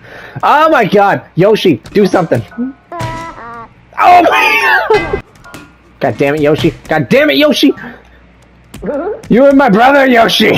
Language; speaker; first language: English; native; English